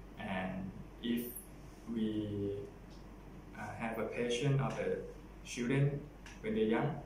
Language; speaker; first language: English; non-native, learner; Thai